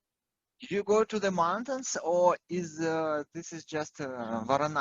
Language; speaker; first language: English; non-native, fluent; Russian